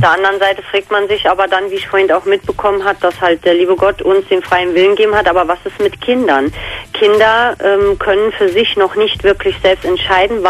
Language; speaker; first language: German; native; German